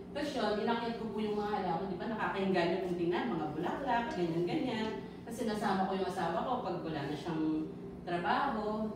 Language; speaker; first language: Filipino; non-native, local second language; Pampanga